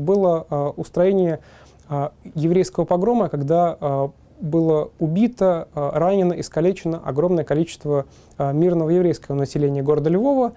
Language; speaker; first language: Russian; native; Russian